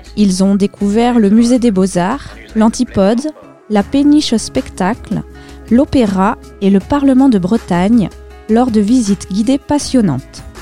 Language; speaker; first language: French; native; French